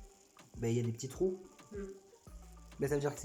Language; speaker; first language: French; early bilingual, other home language; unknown